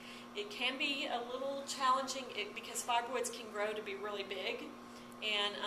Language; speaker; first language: English; native; English